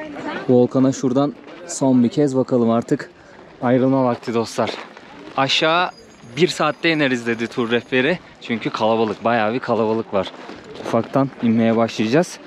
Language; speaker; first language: Turkish; native; Turkish